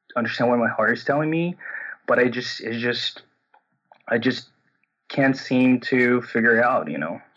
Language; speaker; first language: English; non-native, fluent; Portuguese